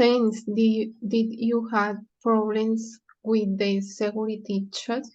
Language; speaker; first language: English; non-native, learner; Spanish